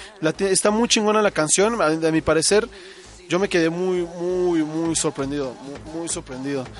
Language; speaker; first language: Spanish; native; Spanish